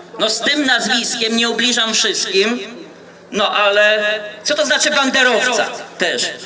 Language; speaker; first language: Polish; native; Polish